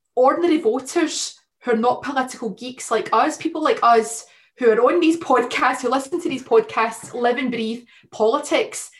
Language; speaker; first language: English; native; English